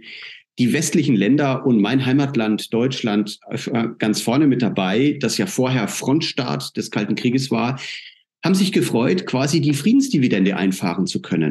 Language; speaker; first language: German; native; German